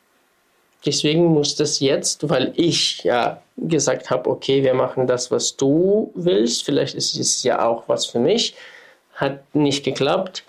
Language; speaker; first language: German; non-native, fluent; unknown